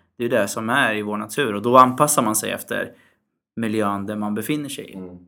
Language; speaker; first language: Swedish; early bilingual, other home language; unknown